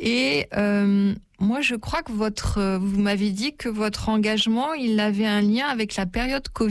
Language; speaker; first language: French; native; French